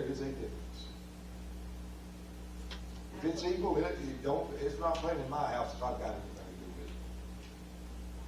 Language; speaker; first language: English; native; English